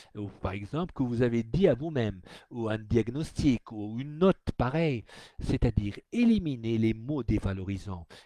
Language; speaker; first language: French; non-native, local second language; Arabic